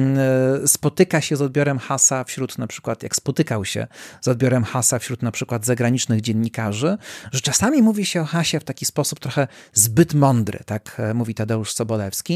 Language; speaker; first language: Polish; native; Polish